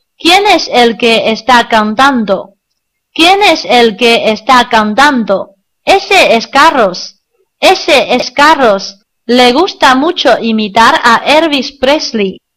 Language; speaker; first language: Spanish; non-native, learner; Chinese